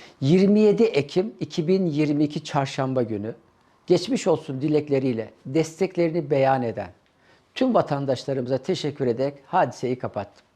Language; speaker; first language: Turkish; native; Turkish